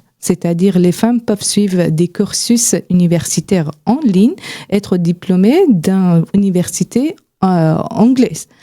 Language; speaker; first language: French; non-native, fluent; Persian